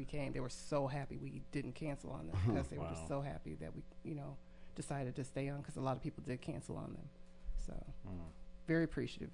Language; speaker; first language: English; native; English